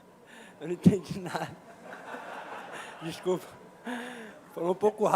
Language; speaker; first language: Portuguese; native; Portuguese